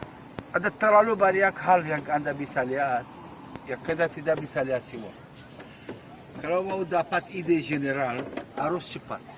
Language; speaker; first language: Indonesian; non-native, learner; Hebrew